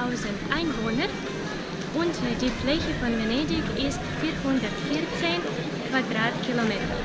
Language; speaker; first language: German; non-native, fluent; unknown